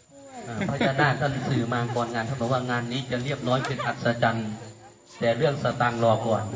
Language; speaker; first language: Thai; non-native, local second language; Lao